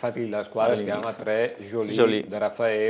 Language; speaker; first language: Italian; native; Italian